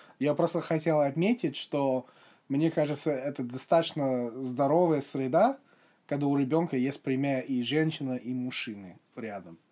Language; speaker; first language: Russian; non-native, fluent; English